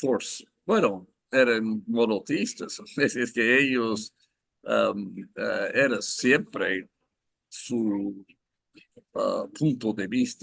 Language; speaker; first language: Spanish; non-native, fluent; English